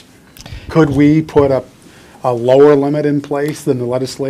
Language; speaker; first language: English; native; English